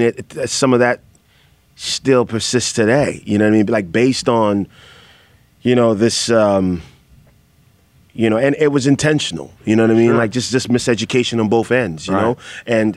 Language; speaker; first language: English; non-native, local second language; Akan